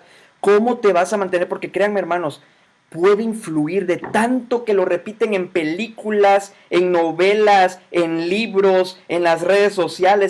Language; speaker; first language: Spanish; native; Spanish